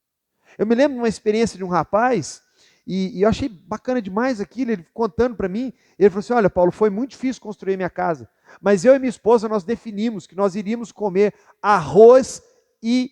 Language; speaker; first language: Portuguese; native; Portuguese